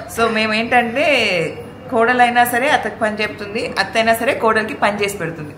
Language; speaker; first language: Telugu; non-native, local second language; Urdu